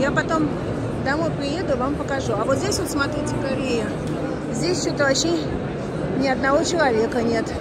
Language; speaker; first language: Russian; native; Russian